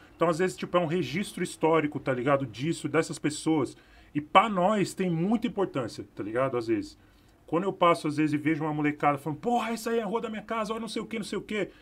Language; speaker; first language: Portuguese; native; Portuguese